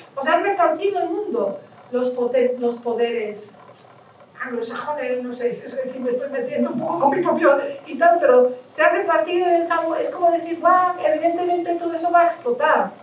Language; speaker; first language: Spanish; non-native, fluent; English